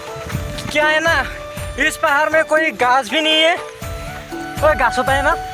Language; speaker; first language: Hindi; non-native, local second language; Assamese